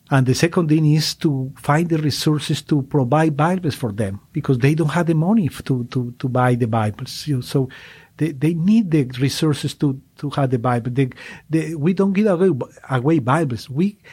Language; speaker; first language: English; non-native, learner; Spanish